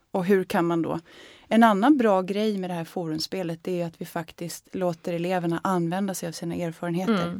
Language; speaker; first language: Swedish; native; Swedish